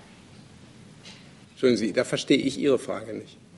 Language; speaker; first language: German; native; German